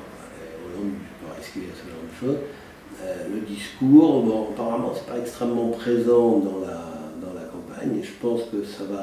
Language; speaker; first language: French; native; French